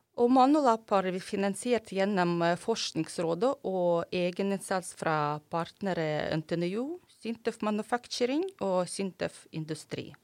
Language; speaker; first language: Norwegian; non-native, fluent; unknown